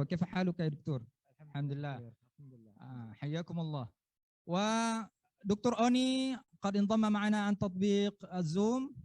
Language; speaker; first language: Arabic; non-native, fluent; Indonesian